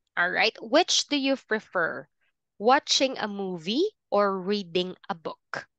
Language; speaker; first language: English; non-native, fluent; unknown